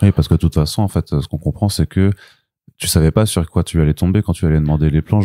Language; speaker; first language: French; native; French